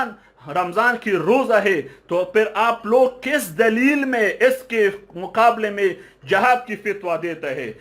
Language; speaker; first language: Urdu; non-native, fluent; Pashto